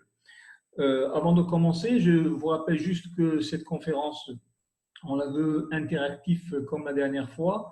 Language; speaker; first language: French; non-native, local second language; Arabic